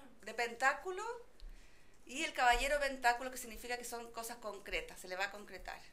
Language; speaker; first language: Spanish; native; Spanish